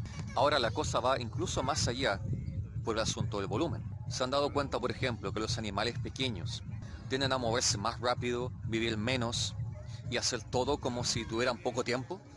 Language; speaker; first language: Spanish; native; Spanish